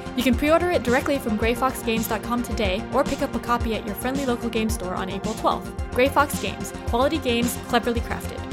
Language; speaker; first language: English; native; English